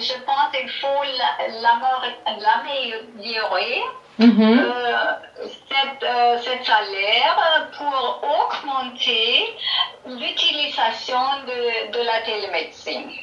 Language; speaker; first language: French; non-native, learner; German